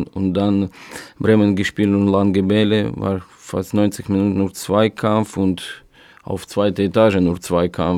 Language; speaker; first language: German; non-native, learner; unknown